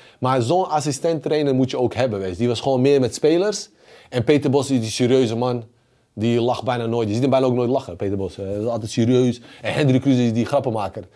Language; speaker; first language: Dutch; early bilingual, other home language; Bosnian